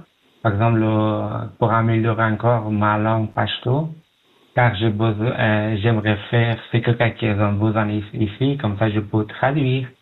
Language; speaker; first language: French; non-native, learner; Pashto